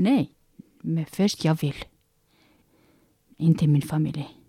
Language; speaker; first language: Swedish; non-native, learner; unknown